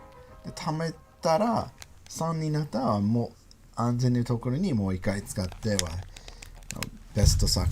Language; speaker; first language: Japanese; non-native, learner; English